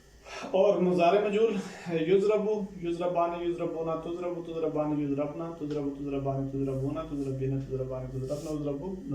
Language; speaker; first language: Urdu; native; Urdu